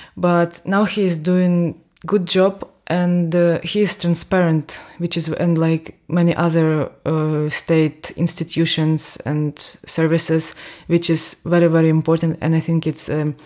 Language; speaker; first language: English; non-native, fluent; Ukrainian